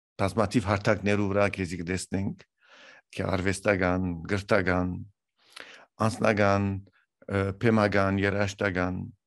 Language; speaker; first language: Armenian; early bilingual, heritage; Armenian